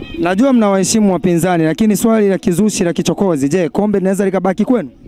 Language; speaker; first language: Swahili; native; Swahili